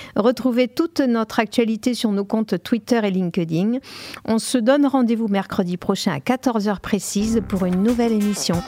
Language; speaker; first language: French; native; French